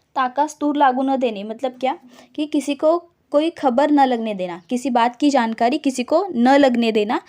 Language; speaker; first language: Hindi; non-native, local second language; Marathi